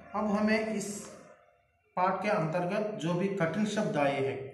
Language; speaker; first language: Hindi; non-native, local second language; Telugu